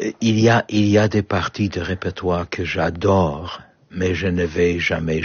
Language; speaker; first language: French; non-native, learner; Polish